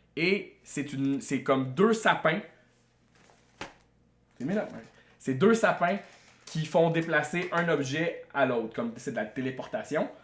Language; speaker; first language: French; native; French